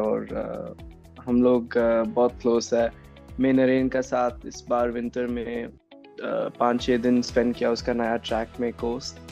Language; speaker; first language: Hindi; non-native, local second language; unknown